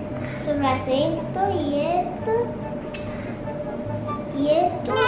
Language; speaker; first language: Spanish; early bilingual, heritage; Spanish